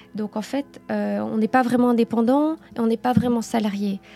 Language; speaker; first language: French; native; French